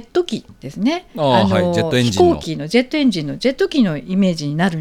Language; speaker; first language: Japanese; native; Japanese